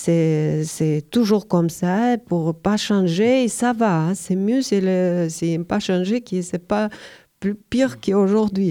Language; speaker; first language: French; non-native, learner; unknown